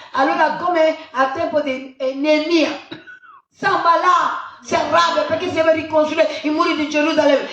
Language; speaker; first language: Italian; non-native, fluent; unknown